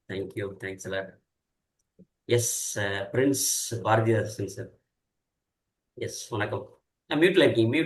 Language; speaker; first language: Tamil; native; Tamil